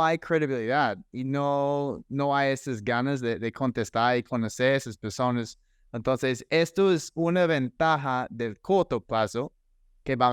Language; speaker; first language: Spanish; non-native, fluent; English